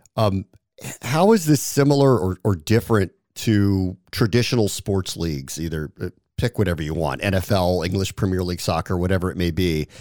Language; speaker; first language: English; native; English